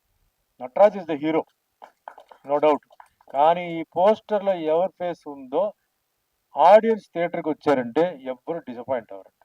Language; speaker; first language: Telugu; native; Telugu